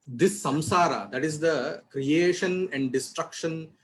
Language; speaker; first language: English; non-native, local second language; Telugu